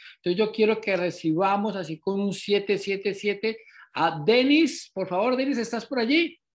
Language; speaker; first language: Spanish; native; Spanish